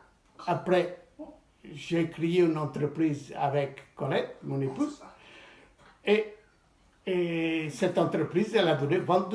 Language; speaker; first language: French; non-native, fluent; Portuguese